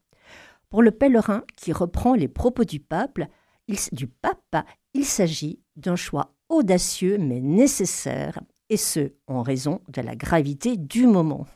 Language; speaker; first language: French; native; French